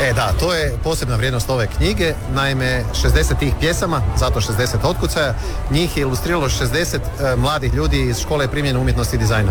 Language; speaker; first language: Serbian; native; Serbian